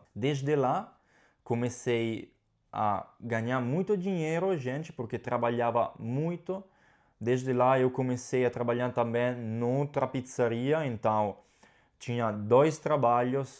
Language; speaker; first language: Portuguese; non-native, fluent; Italian